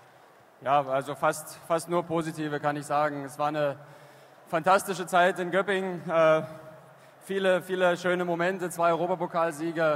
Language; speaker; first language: German; native; German